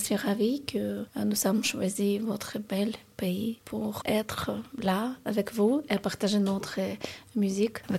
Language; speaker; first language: French; non-native, learner; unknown